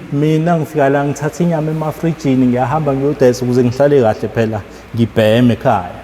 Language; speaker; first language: Zulu; native; Zulu